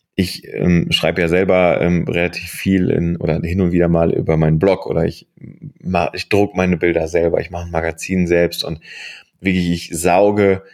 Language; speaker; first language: German; native; German